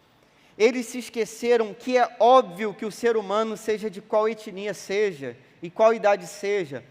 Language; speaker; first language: Portuguese; native; Portuguese